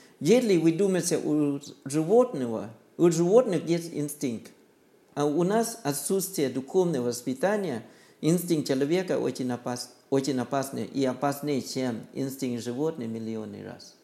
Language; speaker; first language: Russian; non-native, learner; Thai